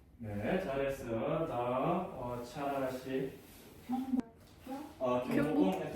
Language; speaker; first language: Korean; non-native, fluent; Russian